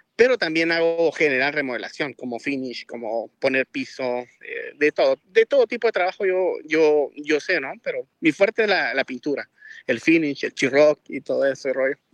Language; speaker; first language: Spanish; native; Spanish